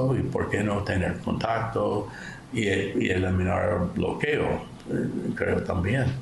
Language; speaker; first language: Spanish; non-native, fluent; English